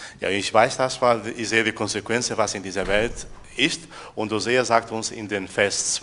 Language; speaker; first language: German; non-native, fluent; Portuguese